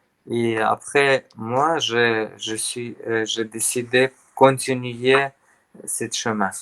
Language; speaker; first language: French; non-native, learner; Armenian